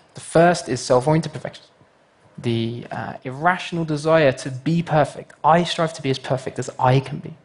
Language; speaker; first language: English; native; English